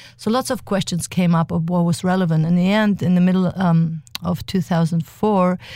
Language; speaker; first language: English; early bilingual, other home language; German